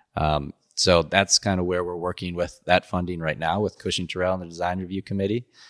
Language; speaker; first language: English; native; English